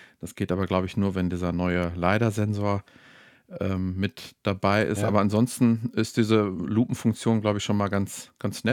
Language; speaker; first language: German; native; German